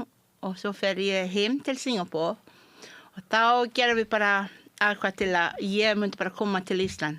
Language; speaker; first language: Icelandic; non-native, fluent; Malay